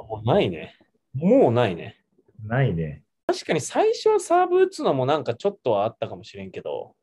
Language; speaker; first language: Japanese; native; Japanese